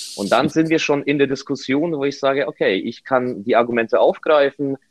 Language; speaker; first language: German; non-native, fluent; Polish